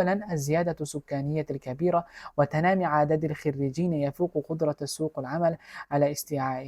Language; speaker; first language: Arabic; non-native, fluent; Uzbek